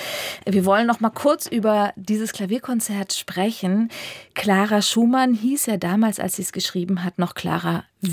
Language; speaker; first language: German; native; German